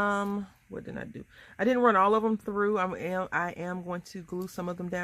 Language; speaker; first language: English; native; English